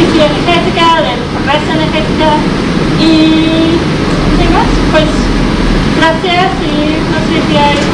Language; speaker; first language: Spanish; non-native, fluent; English